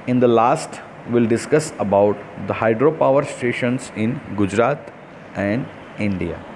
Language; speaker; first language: English; non-native, local second language; Gujarati